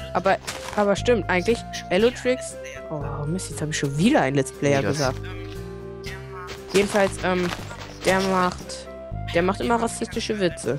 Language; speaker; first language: German; native; German